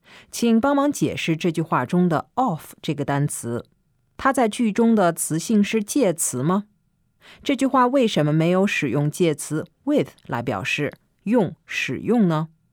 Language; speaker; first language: Chinese; native; Chinese